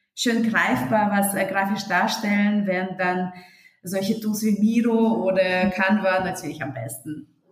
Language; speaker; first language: German; non-native, fluent; Russian